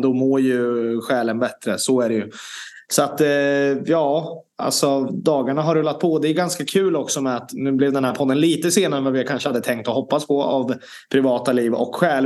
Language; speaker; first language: Swedish; native; Swedish